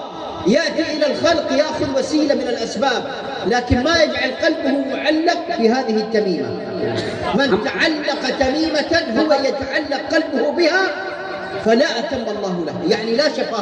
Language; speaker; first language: Arabic; native; Arabic